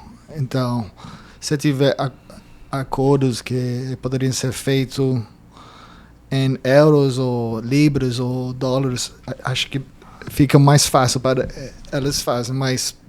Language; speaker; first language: Portuguese; non-native, fluent; English